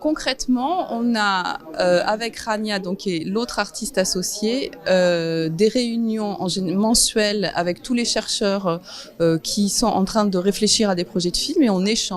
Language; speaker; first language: French; native; French